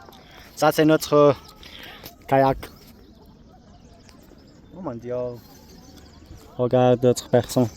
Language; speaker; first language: French; non-native, learner; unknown